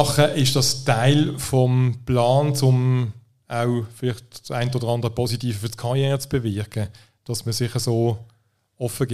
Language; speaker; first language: German; native; German